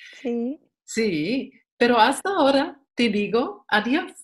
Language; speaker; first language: Spanish; non-native, learner; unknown